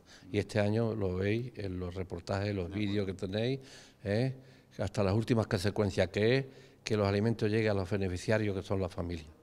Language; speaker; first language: Spanish; native; Spanish